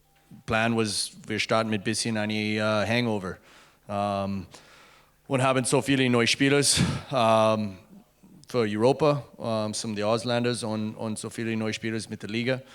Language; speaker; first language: German; non-native, learner; English